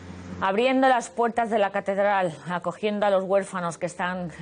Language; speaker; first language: Spanish; native; Spanish